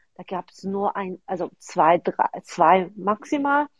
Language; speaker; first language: German; non-native, fluent; Chinese